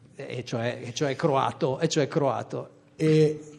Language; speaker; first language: Italian; native; Italian